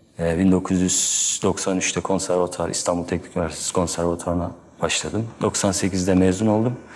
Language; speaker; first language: Turkish; native; Turkish